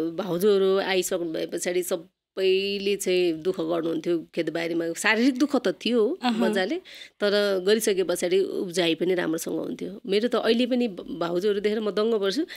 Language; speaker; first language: Nepali; non-native, local second language; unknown